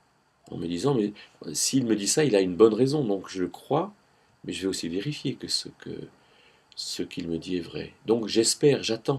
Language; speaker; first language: French; native; French